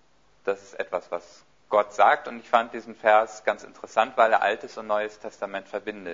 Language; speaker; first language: German; native; German